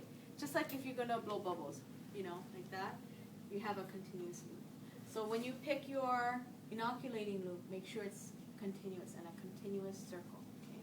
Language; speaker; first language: English; native; English